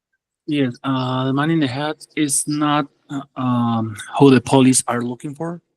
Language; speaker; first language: English; non-native, fluent; Spanish